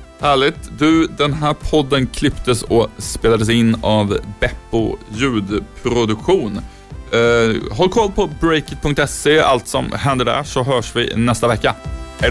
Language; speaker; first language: Swedish; native; Swedish